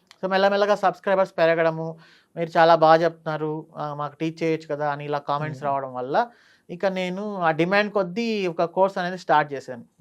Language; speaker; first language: Telugu; native; Telugu